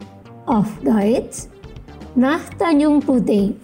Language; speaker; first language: German; non-native, fluent; Indonesian